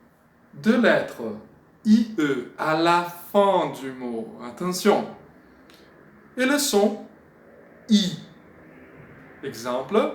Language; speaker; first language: French; non-native, fluent; Portuguese